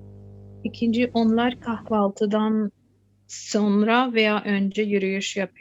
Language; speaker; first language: Turkish; non-native, learner; Urdu